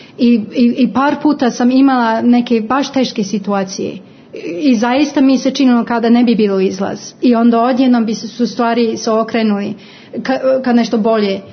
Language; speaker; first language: Croatian; non-native, fluent; English